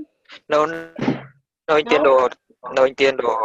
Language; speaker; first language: Spanish; non-native, learner; Vietnamese